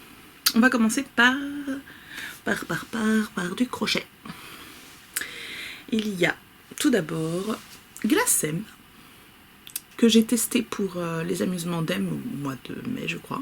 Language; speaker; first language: French; native; French